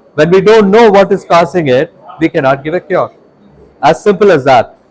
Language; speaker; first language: English; non-native, local second language; Tamil